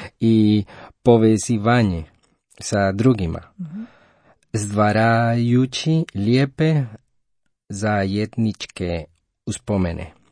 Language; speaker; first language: Croatian; non-native, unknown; Spanish